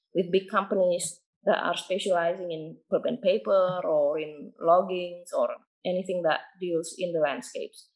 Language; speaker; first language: English; non-native, fluent; Indonesian